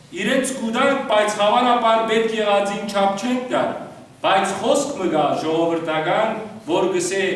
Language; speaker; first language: Armenian; early bilingual, heritage; Armenian